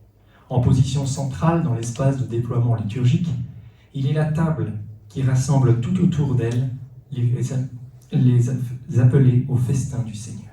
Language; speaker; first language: French; native; French